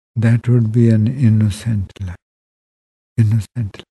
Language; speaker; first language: English; non-native, local second language; Punjabi